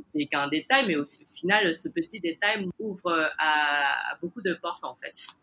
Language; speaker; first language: French; native; French